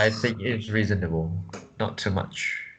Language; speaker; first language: English; non-native, learner; Vietnamese